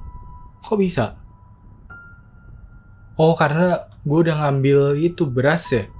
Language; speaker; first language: Indonesian; native; Indonesian